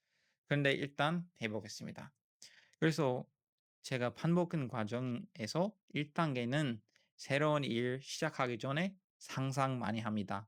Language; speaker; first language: Korean; non-native, learner; English